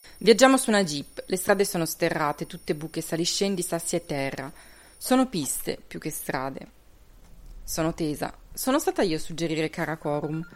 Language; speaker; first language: Italian; native; Italian